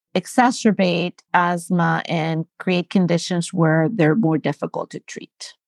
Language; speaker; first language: English; non-native, fluent; Spanish